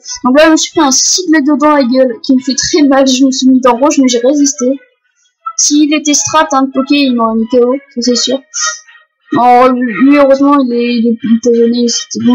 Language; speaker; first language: French; native; French